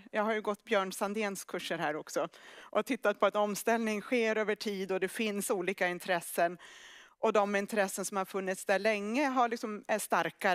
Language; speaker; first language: Swedish; native; Swedish